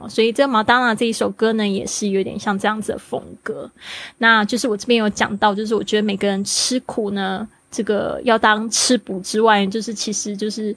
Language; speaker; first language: Chinese; native; Chinese